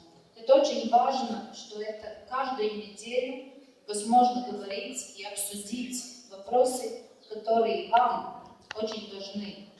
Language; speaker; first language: Russian; non-native, fluent; Latvian